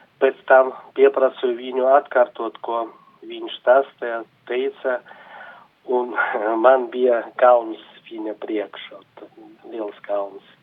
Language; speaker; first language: Latvian; non-native, local second language; Russian